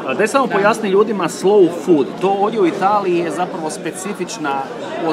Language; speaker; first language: Croatian; native; Croatian